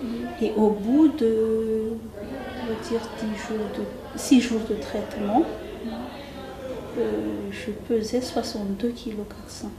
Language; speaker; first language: French; non-native, local second language; Malagasy